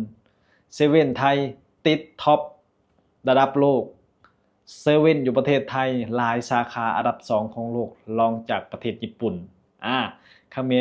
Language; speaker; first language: Thai; non-native, local second language; Lao